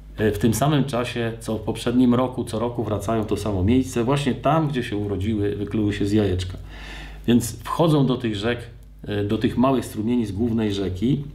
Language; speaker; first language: Polish; native; Polish